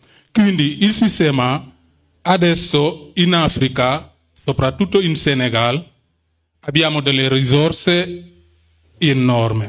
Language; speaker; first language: Italian; non-native, fluent; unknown